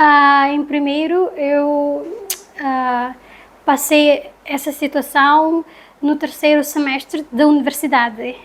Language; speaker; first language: Portuguese; non-native, learner; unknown